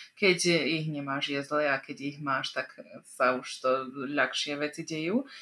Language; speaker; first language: Slovak; early bilingual, heritage; Slovak